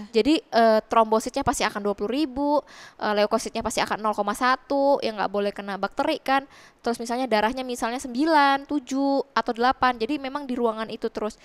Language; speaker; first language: Indonesian; native; Indonesian